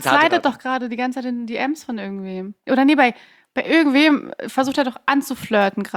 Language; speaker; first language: German; early bilingual, other home language; Persian